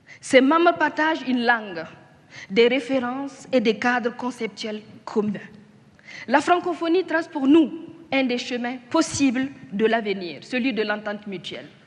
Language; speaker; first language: French; non-native, local second language; Mossi